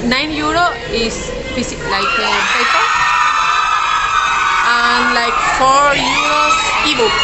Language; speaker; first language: English; non-native, fluent; Spanish